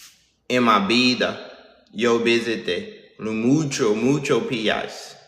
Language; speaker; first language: Spanish; non-native, learner; English